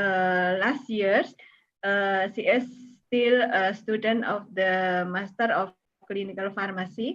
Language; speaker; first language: English; non-native, learner; Indonesian